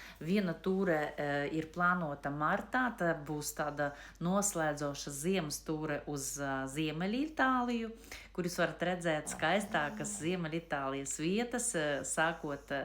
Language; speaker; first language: Latvian; non-native, local second language; Russian